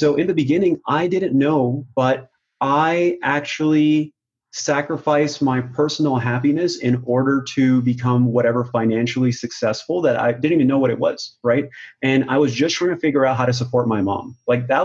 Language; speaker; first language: English; non-native, local second language; Urdu